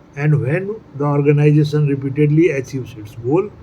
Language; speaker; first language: English; non-native, local second language; Nepali